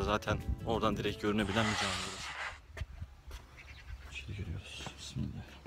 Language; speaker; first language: Turkish; native; Turkish